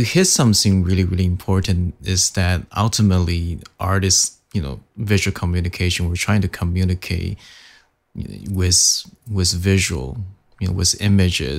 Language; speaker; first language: English; non-native, fluent; Chinese